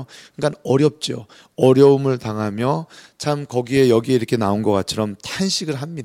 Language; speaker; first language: Korean; native; Korean